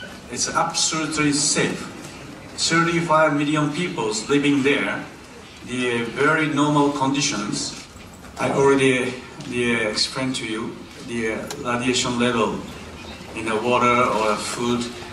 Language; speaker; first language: English; non-native, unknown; Japanese